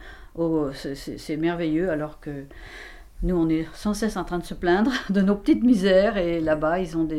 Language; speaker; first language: French; native; French